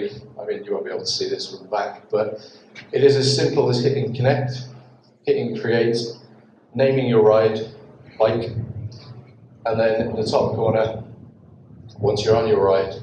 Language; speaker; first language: English; native; English